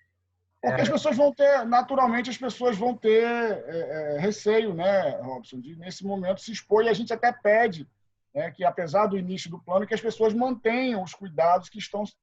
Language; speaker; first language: Portuguese; native; Portuguese